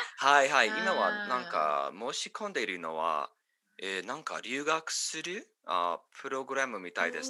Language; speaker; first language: Japanese; non-native, learner; English